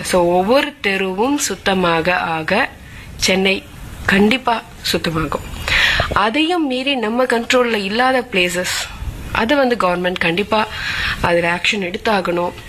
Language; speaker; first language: Tamil; non-native, local second language; Malayalam